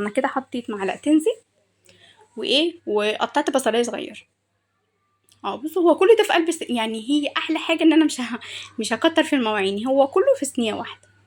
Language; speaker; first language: Arabic; native; Arabic